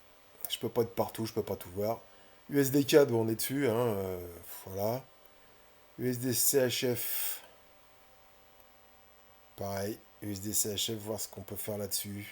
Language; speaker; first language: French; native; French